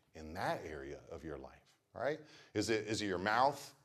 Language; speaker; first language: English; native; English